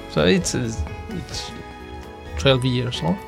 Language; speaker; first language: English; non-native, learner; Spanish